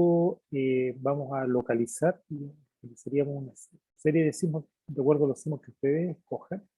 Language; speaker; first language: Spanish; native; Spanish